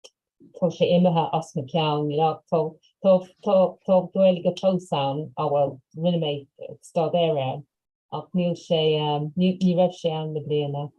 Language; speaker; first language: Irish; non-native, local second language; English